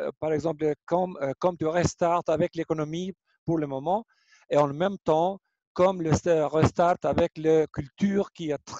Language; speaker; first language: French; non-native, learner; Albanian